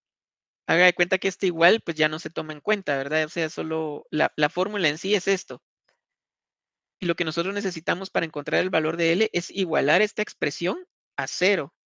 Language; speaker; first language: Spanish; native; Spanish